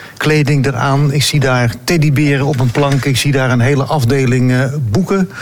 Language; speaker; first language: Dutch; native; Dutch